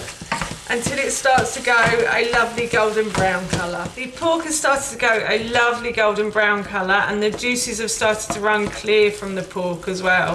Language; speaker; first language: English; native; English